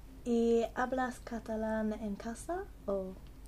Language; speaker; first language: Spanish; non-native, learner; English